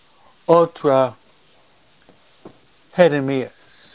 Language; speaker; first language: Spanish; non-native, fluent; English